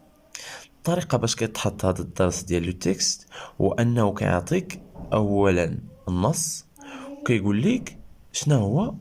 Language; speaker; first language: Arabic; native; Arabic